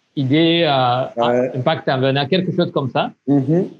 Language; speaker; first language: French; non-native, local second language; Rundi